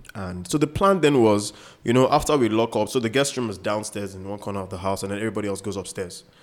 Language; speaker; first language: English; non-native, local second language; Yoruba